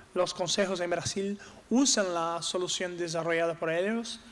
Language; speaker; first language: Spanish; non-native, learner; Portuguese